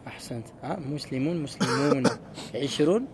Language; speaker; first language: Arabic; non-native, fluent; French